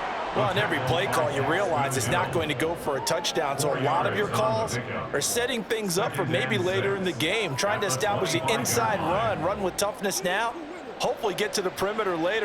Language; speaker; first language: English; native; English